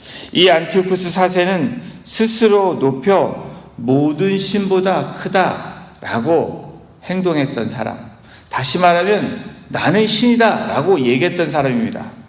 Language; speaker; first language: Korean; native; Korean